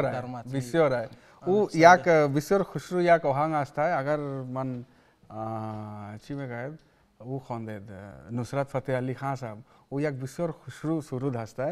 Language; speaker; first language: Persian; non-native, learner; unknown